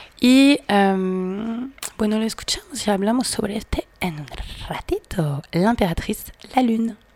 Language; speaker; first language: Spanish; non-native, fluent; French